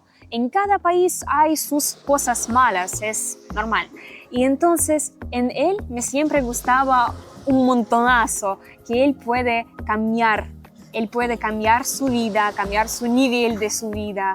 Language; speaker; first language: Spanish; non-native, learner; Russian